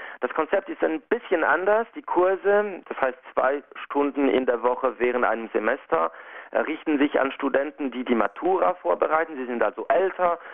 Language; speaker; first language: German; non-native, local second language; French